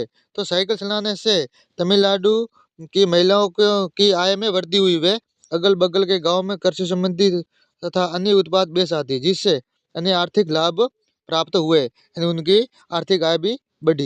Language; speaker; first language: Hindi; native; Hindi